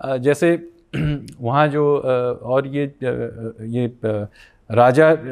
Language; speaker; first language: Hindi; non-native, local second language; Bangla